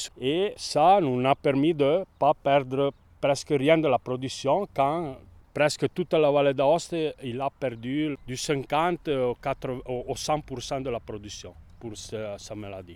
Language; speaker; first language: French; non-native, local second language; Italian